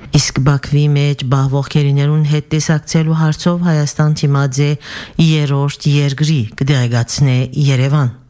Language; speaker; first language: Armenian; early bilingual, heritage; Armenian